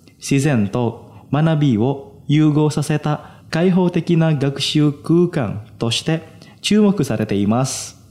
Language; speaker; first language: Japanese; non-native, fluent; Indonesian